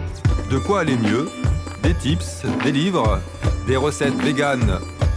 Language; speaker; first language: French; native; French